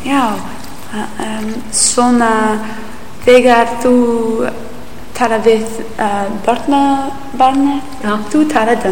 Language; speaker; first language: Icelandic; non-native, learner; English